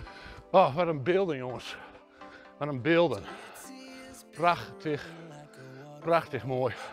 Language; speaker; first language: Dutch; native; Dutch